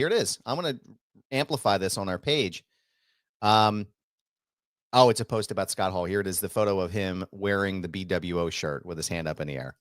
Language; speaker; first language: English; native; English